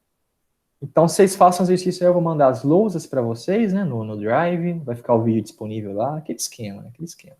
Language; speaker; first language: Portuguese; native; Portuguese